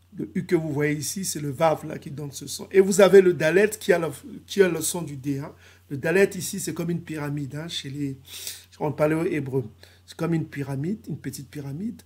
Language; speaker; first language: French; non-native, local second language; Kongo